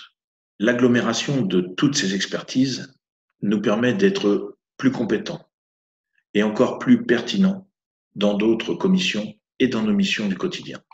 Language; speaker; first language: French; native; French